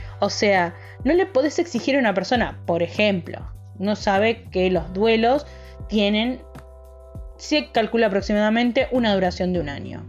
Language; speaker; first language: Spanish; native; Spanish